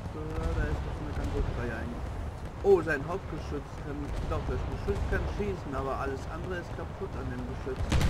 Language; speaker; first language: German; native; German